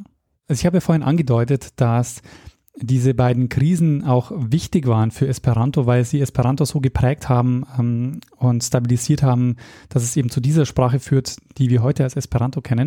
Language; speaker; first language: German; native; German